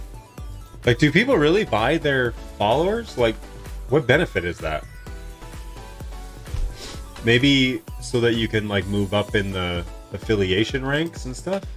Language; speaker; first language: English; native; English